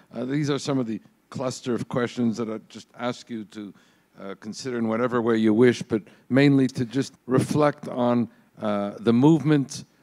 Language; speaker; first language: English; native; English